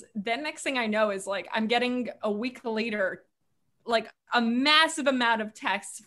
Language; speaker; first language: English; native; English